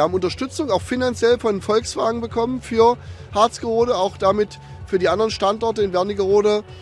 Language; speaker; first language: German; native; German